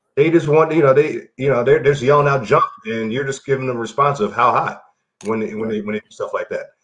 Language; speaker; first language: English; native; English